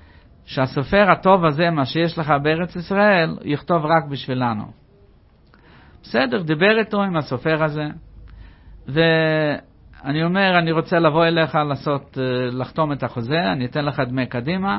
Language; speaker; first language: Hebrew; non-native, fluent; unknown